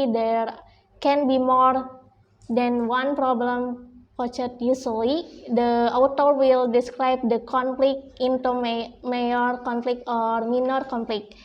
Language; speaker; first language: English; non-native, learner; Indonesian